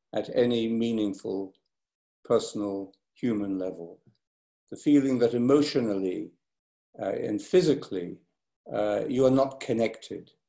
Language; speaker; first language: English; native; English